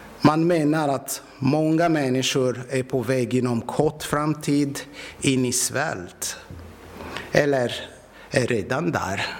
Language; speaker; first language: Swedish; non-native, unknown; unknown